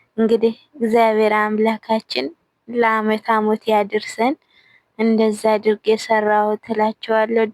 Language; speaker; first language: Amharic; non-native, local second language; Tigrinya